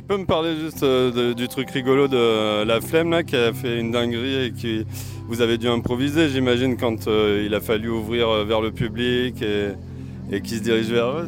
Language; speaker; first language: French; native; French